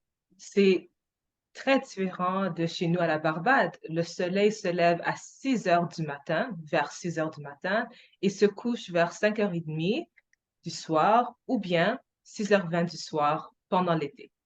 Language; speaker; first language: French; non-native, fluent; English